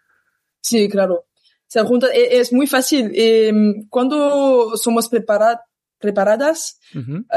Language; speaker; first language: Spanish; non-native, learner; French